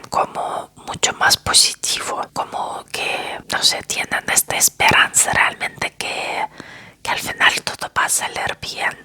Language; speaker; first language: Spanish; non-native, fluent; Russian